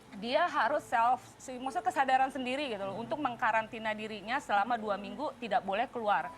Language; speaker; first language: Indonesian; non-native, fluent; Korean